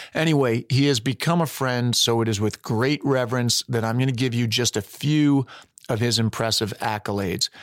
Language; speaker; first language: English; native; English